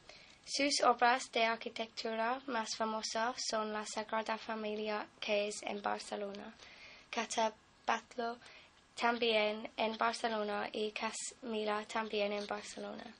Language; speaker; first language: Spanish; non-native, fluent; English